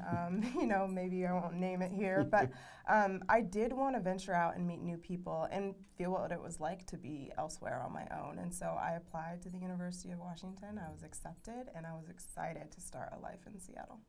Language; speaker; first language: English; native; English